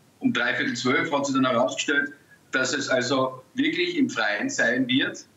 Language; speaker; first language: German; native; German